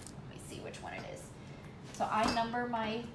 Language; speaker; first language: English; native; English